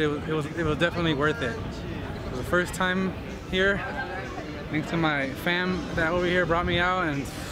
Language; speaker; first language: English; early bilingual, other home language; Spanish